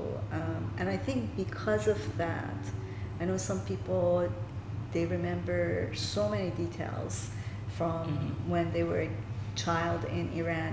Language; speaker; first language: English; non-native, fluent; Persian